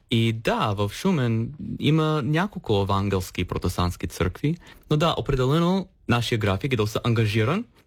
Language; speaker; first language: Bulgarian; non-native, fluent; English